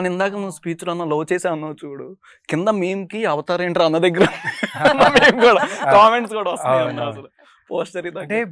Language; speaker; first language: Telugu; native; Telugu